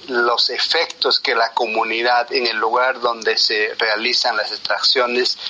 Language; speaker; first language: Spanish; non-native, local second language; Quechua